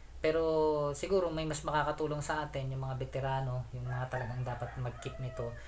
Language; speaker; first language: Filipino; native; Filipino